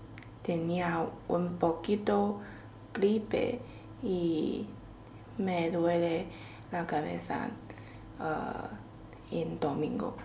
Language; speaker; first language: Spanish; non-native, learner; Chinese